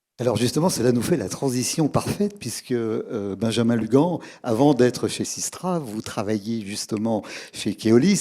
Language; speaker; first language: French; native; French